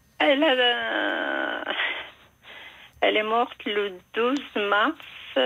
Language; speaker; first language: French; non-native, fluent; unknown